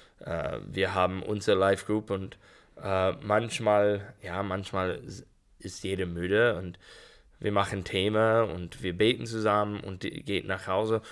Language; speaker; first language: German; non-native, learner; English